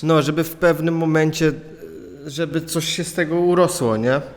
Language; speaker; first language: Polish; early bilingual, heritage; Polish